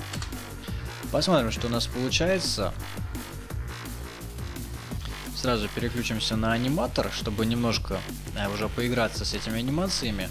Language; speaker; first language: Russian; native; Russian